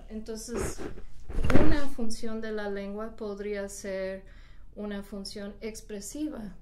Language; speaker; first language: Spanish; non-native, fluent; English